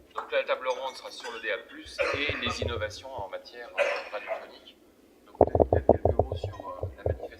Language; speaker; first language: French; native; French